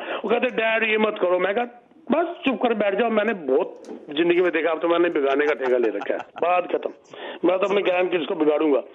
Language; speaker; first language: Hindi; native; Hindi